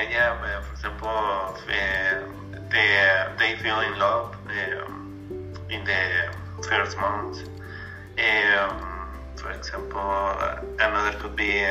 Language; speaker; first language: English; non-native, learner; Spanish